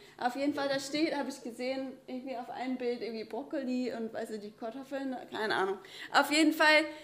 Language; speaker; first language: German; non-native, fluent; English